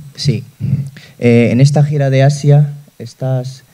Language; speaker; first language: Spanish; non-native, learner; Indonesian